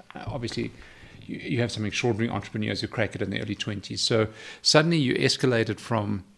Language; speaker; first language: English; native; English